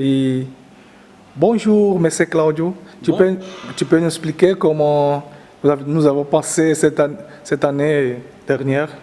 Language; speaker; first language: French; non-native, learner; Portuguese